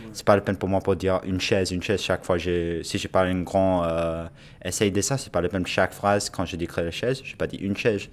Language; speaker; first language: French; non-native, learner; English